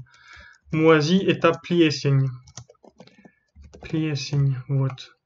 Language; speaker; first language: Russian; non-native, fluent; French